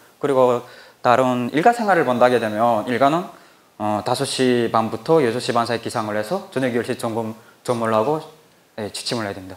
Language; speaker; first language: Korean; native; Korean